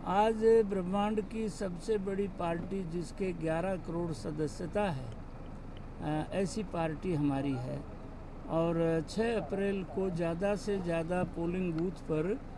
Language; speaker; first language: Hindi; native; Hindi